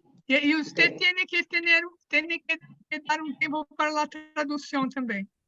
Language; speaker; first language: Spanish; non-native, fluent; Portuguese